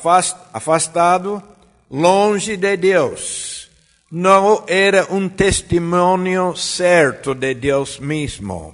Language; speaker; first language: Portuguese; non-native, fluent; Spanish